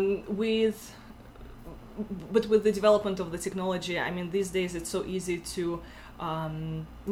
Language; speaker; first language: English; non-native, fluent; Russian